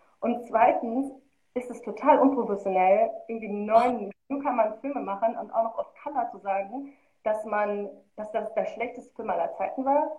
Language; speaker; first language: German; early bilingual, other home language; Arabic